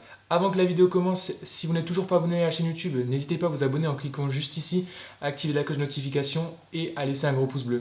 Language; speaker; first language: French; native; French